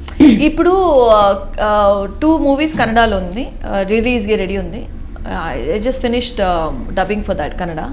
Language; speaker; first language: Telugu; non-native, learner; Kannada